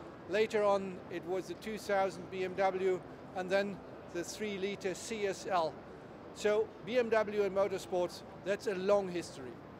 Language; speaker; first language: English; non-native, fluent; German